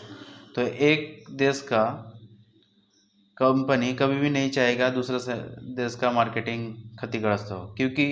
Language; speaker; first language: Hindi; non-native, local second language; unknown